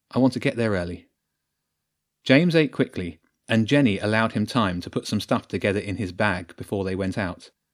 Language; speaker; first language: English; native; English